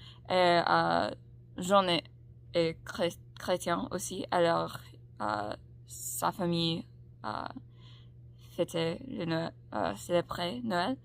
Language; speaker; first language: French; non-native, learner; English